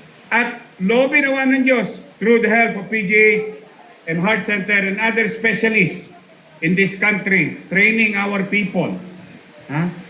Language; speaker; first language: English; non-native, local second language; Filipino